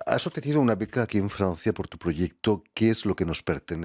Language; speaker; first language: Spanish; native; Spanish